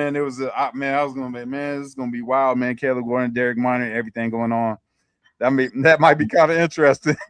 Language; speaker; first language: English; native; English